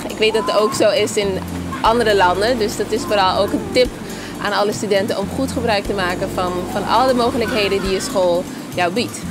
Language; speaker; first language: Dutch; early bilingual, other home language; Papiamento